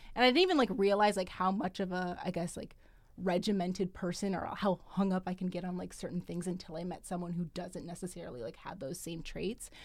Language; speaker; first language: English; native; English